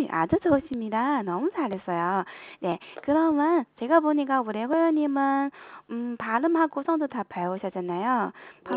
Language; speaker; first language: Korean; non-native, fluent; Chinese